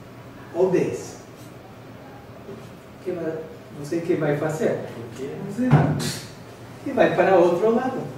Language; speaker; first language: Portuguese; non-native, fluent; English